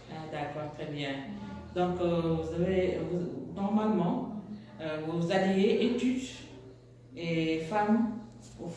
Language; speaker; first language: French; non-native, local second language; Wolof